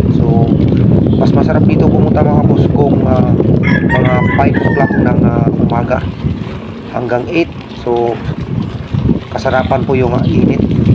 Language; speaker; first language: Filipino; native; Filipino